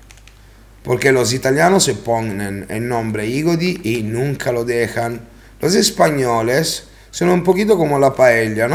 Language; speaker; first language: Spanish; non-native, fluent; Italian